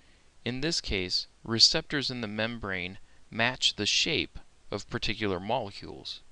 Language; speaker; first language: English; native; English